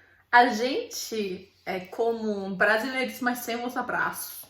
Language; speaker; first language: Portuguese; non-native, fluent; English